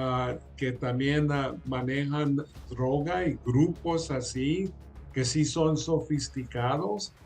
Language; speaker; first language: Spanish; early bilingual, other home language; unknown